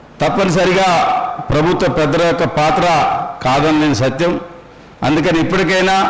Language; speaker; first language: Telugu; native; Telugu